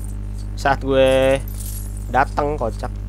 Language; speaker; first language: Indonesian; native; Indonesian